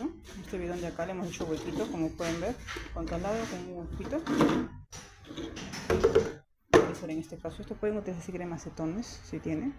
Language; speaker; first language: Spanish; native; Spanish